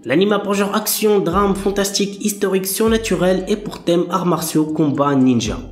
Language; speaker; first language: French; native; French